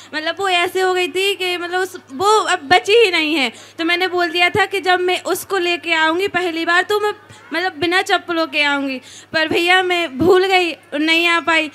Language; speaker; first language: Hindi; native; Hindi